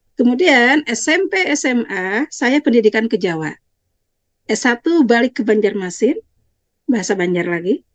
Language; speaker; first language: Indonesian; non-native, local second language; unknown